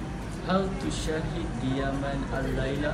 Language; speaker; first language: Arabic; non-native, learner; Malay